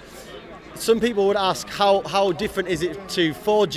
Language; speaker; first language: English; native; English